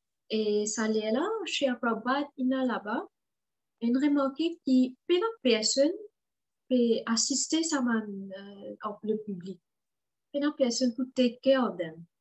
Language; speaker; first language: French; non-native, learner; Morisyen